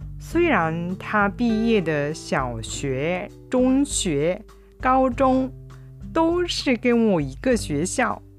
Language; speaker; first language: Chinese; non-native, fluent; Japanese